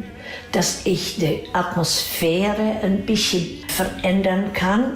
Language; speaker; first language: German; non-native, fluent; Dutch